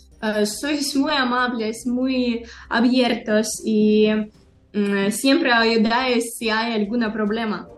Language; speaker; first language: Spanish; non-native, learner; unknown